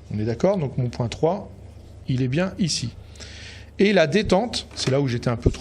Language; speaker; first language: French; native; French